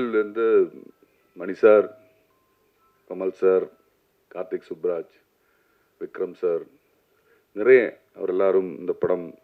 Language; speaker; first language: Tamil; non-native, learner; Malayalam